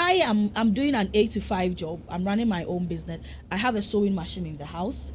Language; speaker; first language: English; non-native, local second language; Akan